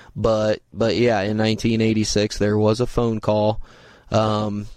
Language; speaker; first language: English; native; English